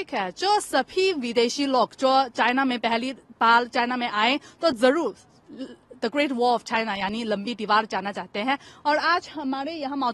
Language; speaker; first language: Hindi; non-native, fluent; Chinese